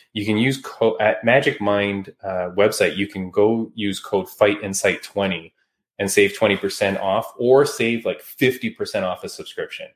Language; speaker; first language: English; native; English